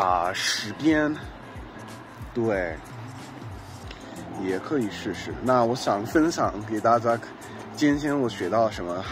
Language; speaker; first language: Chinese; non-native, fluent; English